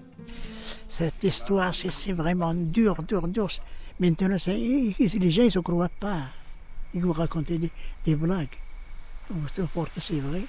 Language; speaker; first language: French; non-native, local second language; Arabic